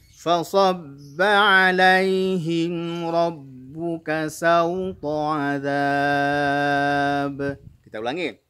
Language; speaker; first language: Malay; native; Malay